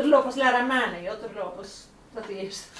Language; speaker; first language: Albanian; native; Albanian